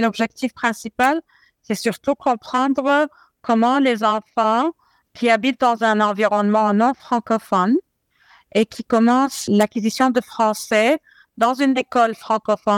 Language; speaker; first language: French; non-native, fluent; Arabic